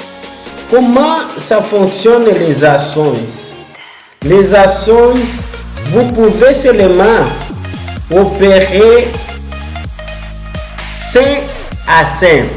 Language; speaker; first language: French; non-native, fluent; Portuguese